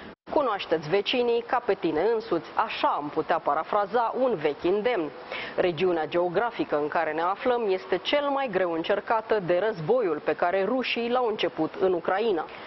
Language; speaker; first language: Romanian; native; Romanian